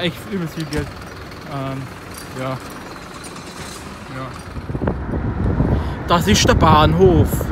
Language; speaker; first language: German; native; German